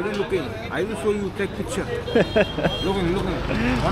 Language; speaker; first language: English; non-native, learner; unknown